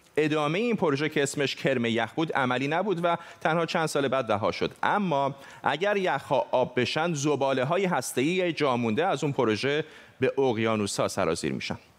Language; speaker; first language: Persian; native; Persian